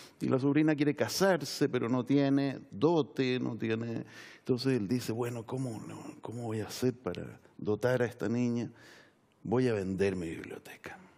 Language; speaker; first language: Spanish; native; Spanish